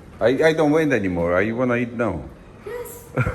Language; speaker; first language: English; non-native, learner; Polish